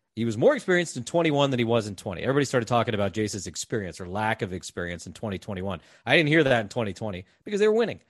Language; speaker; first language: English; native; English